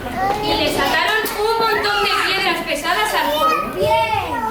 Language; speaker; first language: Spanish; native; Spanish